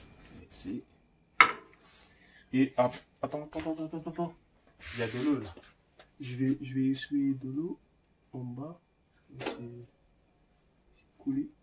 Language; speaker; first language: French; non-native, local second language; Arabic